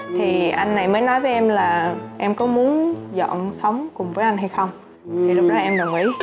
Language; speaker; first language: Vietnamese; native; Vietnamese